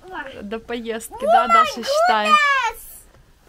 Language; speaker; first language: Russian; native; Russian